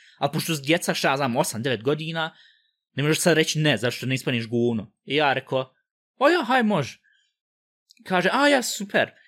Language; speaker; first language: Bosnian; early bilingual, heritage; Bosnian